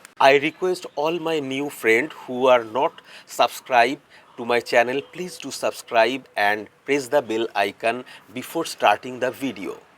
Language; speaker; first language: English; non-native, local second language; Bangla